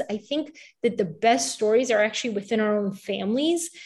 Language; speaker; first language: English; early bilingual, other home language; Bulgarian